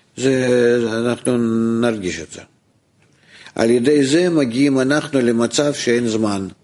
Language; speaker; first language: Hebrew; non-native, fluent; Russian